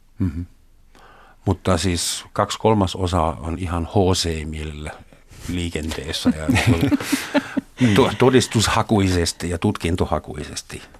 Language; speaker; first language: Finnish; non-native, fluent; German